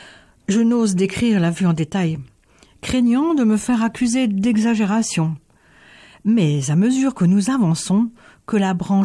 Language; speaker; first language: French; native; French